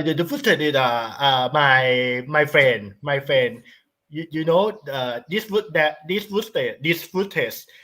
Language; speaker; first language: English; non-native, learner; Thai